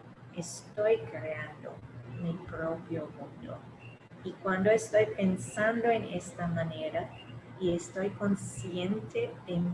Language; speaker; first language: Spanish; early bilingual, heritage; English